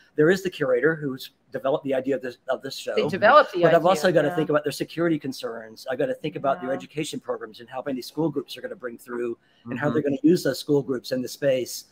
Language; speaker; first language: English; native; English